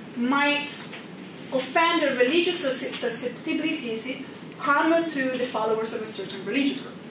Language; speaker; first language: English; non-native, fluent; Indonesian